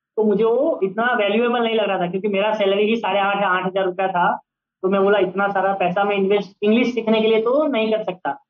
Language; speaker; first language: Hindi; early bilingual, other home language; Nepali